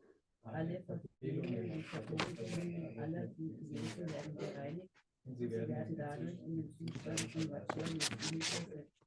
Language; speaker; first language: German; native; German